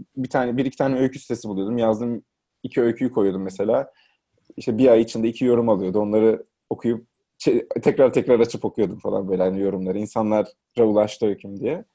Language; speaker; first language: Turkish; native; Turkish